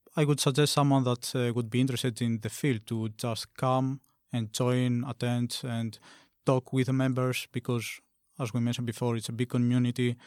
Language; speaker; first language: English; non-native, fluent; Greek